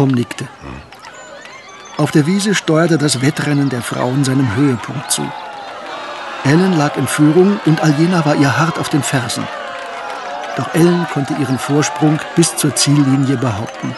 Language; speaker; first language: German; native; German